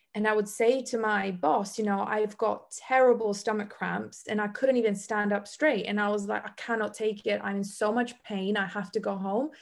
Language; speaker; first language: English; non-native, fluent; Bosnian